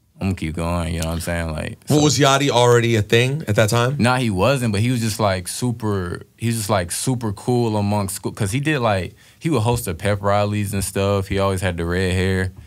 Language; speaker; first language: English; native; English